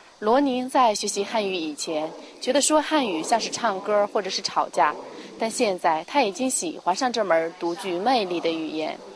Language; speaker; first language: Chinese; native; Chinese